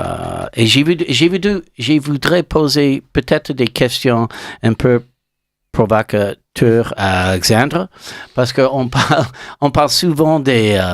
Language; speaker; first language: French; non-native, learner; English